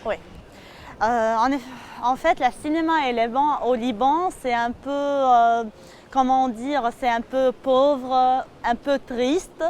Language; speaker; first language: French; non-native, local second language; Arabic